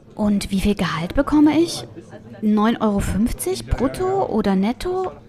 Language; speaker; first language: German; non-native, fluent; Bulgarian